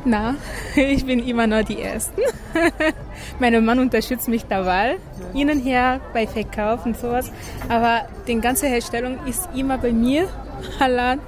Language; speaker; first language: German; non-native, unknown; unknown